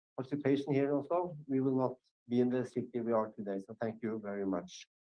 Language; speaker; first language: English; non-native, fluent; Norwegian